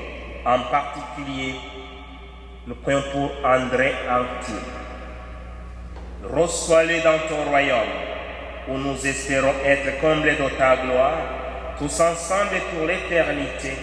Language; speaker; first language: French; native; French